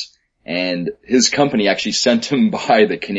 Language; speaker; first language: English; native; English